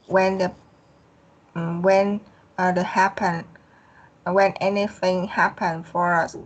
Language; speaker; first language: English; non-native, learner; Vietnamese